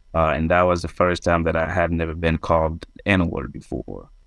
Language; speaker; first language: English; non-native, fluent; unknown